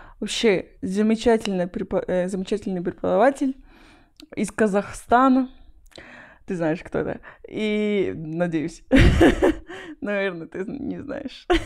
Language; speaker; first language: Russian; non-native, fluent; Spanish